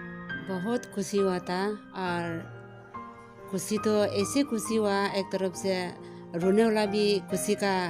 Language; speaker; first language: Hindi; non-native, local second language; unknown